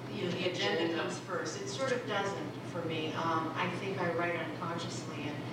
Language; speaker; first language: English; non-native, local second language; Filipino